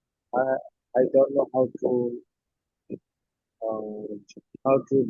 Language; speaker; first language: English; non-native, learner; Bangla